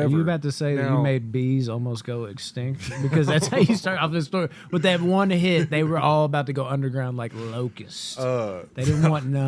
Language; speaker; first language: English; native; English